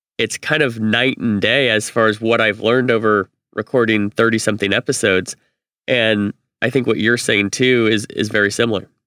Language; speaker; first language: English; native; English